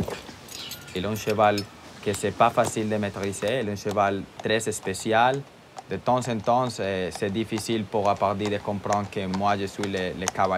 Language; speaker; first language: French; non-native, fluent; Spanish